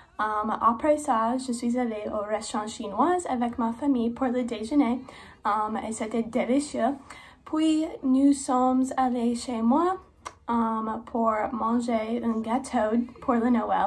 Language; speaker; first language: French; non-native, learner; English